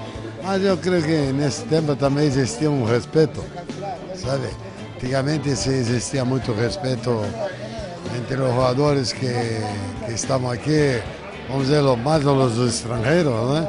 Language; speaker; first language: Spanish; non-native, fluent; Portuguese